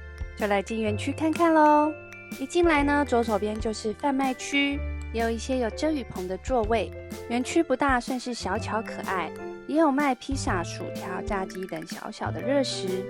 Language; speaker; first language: Chinese; native; Chinese